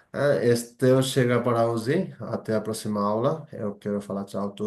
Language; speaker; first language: Portuguese; non-native, learner; Bangla